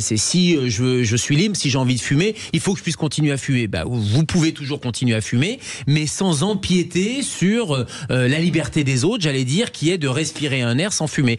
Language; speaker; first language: French; native; French